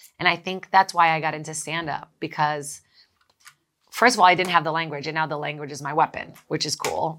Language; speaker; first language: English; early bilingual, other home language; Portuguese